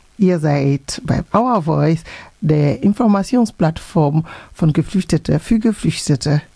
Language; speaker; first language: German; non-native, fluent; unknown